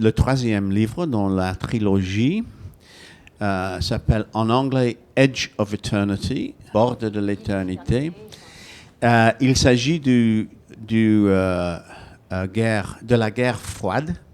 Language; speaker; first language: French; non-native, fluent; Welsh